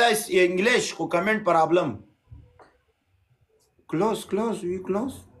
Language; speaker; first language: English; non-native, learner; Pashto